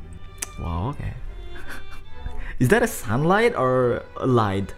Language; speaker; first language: English; non-native, fluent; Indonesian